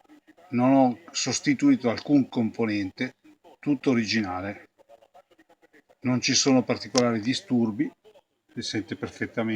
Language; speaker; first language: Italian; native; Italian